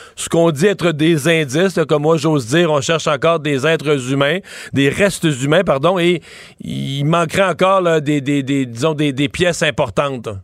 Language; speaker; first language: French; native; French